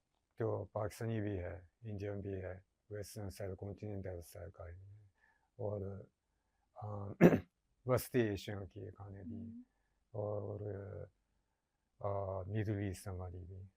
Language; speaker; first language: Hindi; non-native, learner; Japanese